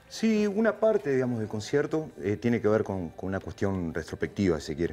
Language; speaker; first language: Spanish; native; Spanish